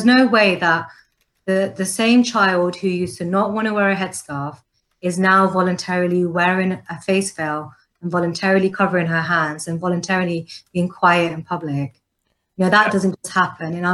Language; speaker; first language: English; native; English